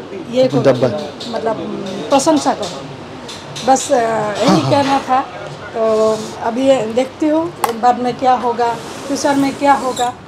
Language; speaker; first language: Hindi; non-native, local second language; Assamese